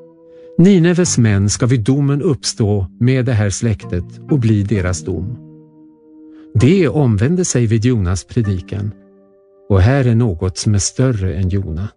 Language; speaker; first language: Swedish; native; Swedish